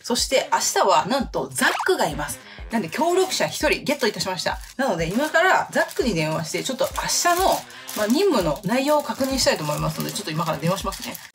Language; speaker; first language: Japanese; native; Japanese